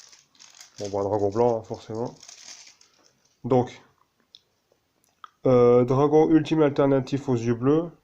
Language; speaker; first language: French; native; French